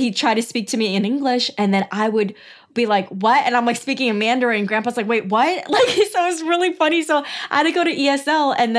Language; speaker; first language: English; early bilingual, other home language; Chinese